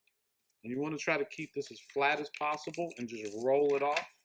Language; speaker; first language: English; native; English